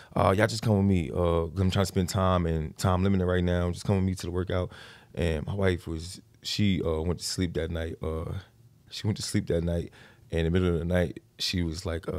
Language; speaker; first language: English; native; English